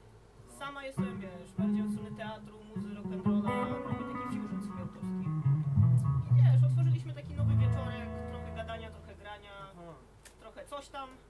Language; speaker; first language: Polish; native; Polish